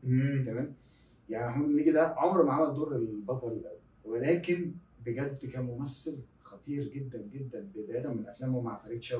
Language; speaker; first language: Arabic; native; Arabic